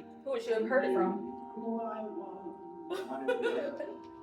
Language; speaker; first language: English; native; English